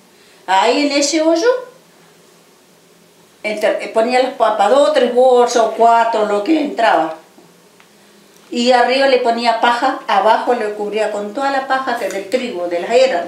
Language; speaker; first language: Spanish; native; Spanish